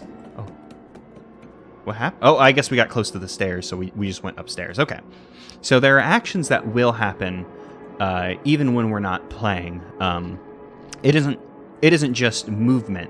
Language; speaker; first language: English; native; English